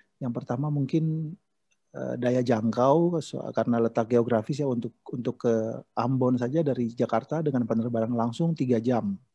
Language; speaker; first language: Indonesian; native; Indonesian